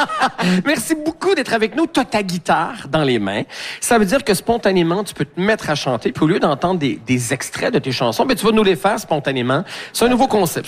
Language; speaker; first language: French; native; French